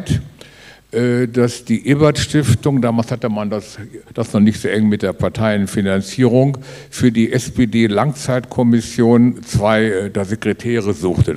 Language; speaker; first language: German; native; German